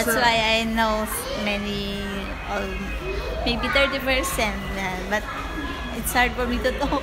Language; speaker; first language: English; non-native, local second language; Filipino